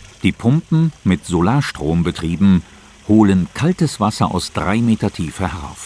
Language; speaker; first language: German; native; German